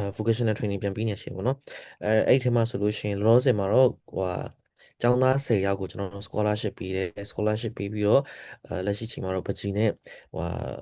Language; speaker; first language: Burmese; non-native, local second language; S'gaw Karen